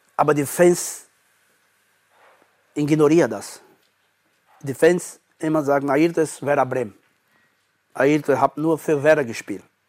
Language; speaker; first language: German; non-native, learner; Portuguese